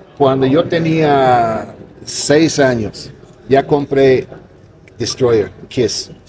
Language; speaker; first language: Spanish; non-native, fluent; English